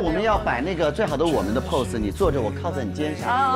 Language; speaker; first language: Chinese; native; Chinese